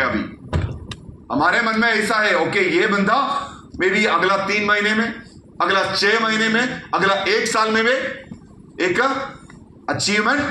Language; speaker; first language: Hindi; non-native, local second language; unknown